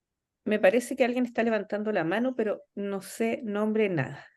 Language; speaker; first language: Spanish; native; Spanish